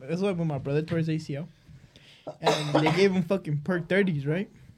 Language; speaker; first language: English; early bilingual, other home language; Spanish